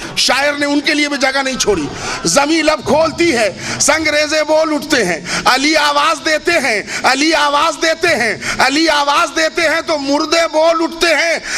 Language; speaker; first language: Urdu; native; Urdu